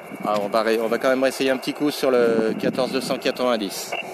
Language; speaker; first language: French; native; French